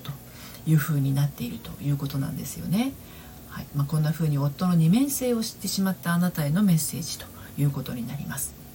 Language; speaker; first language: Japanese; native; Japanese